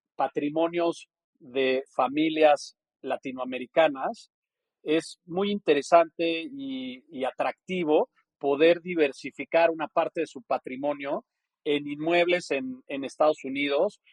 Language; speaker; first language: Spanish; native; Spanish